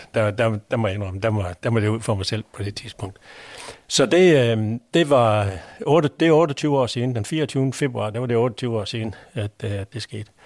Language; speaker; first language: Danish; native; Danish